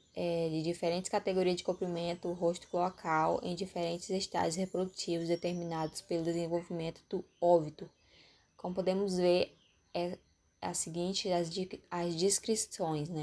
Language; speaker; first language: Portuguese; native; Portuguese